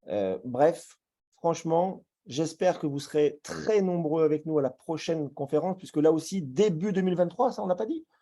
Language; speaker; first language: French; native; French